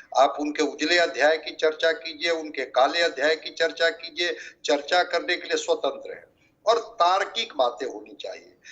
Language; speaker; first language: Hindi; native; Hindi